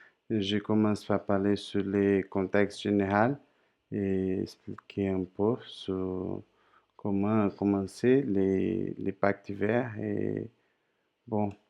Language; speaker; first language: French; non-native, learner; Portuguese